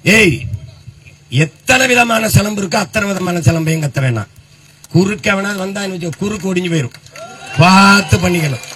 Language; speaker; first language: Tamil; native; Tamil